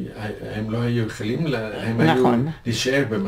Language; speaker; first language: Hebrew; non-native, learner; English